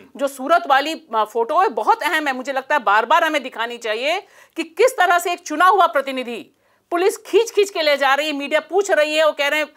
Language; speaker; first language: Hindi; native; Hindi